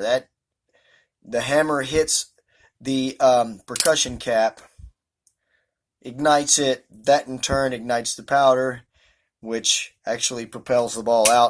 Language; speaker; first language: English; native; English